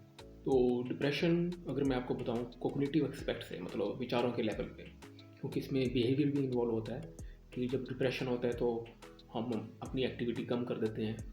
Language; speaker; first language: Hindi; non-native, local second language; Punjabi